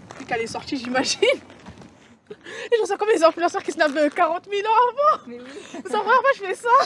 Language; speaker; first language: French; early bilingual, other home language; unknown